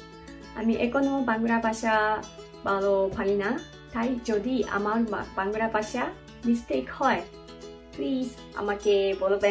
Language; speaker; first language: Bangla; non-native, learner; Japanese